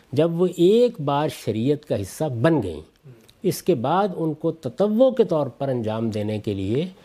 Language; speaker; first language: Urdu; non-native, local second language; Punjabi